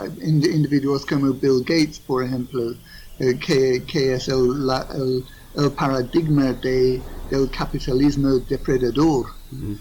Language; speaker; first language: Spanish; non-native, fluent; English